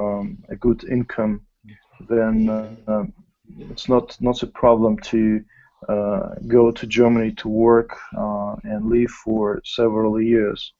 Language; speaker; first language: English; non-native, fluent; Russian